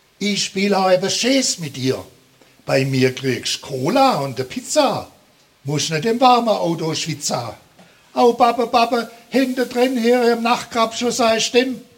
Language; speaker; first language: German; native; German